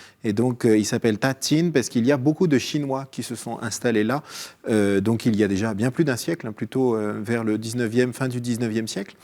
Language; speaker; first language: French; native; French